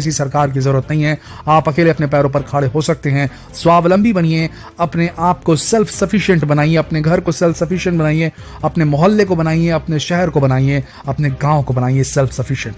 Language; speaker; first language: Hindi; native; Hindi